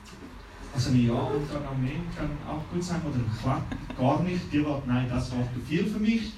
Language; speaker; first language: German; non-native, learner; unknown